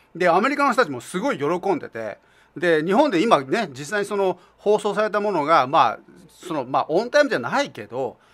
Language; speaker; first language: Japanese; native; Japanese